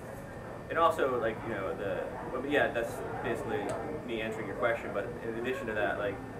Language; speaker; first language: English; native; English